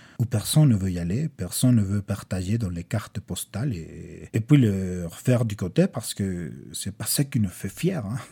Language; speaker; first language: French; non-native, fluent; Spanish